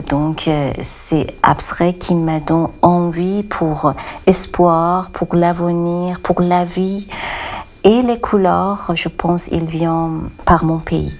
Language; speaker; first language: French; non-native, learner; Persian